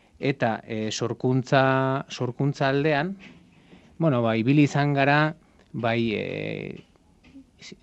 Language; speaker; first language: Basque; native; Basque